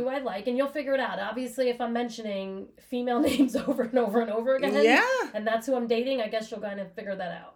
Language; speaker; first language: English; native; English